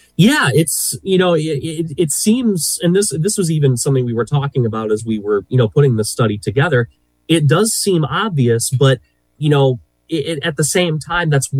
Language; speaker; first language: English; native; English